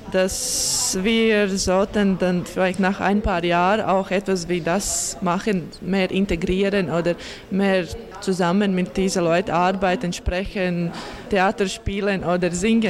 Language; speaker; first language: German; non-native, learner; Latvian